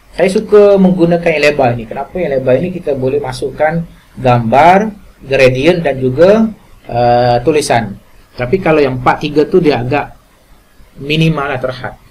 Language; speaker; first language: Malay; native; Malay